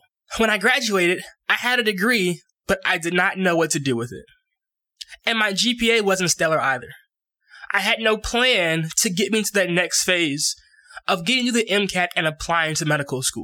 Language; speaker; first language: English; native; English